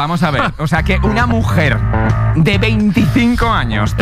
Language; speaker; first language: Spanish; native; Spanish